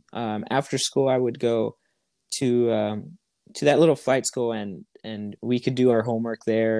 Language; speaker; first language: English; native; English